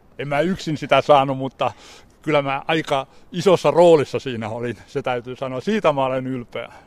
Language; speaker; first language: Finnish; native; Finnish